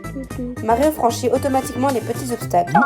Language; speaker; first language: French; native; French